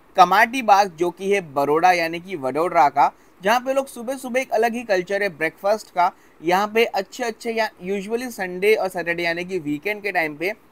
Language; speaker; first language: Hindi; non-native, local second language; Gujarati